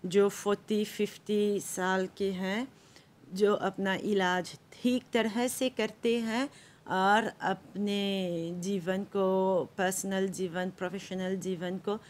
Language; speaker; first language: Hindi; non-native, local second language; Morisyen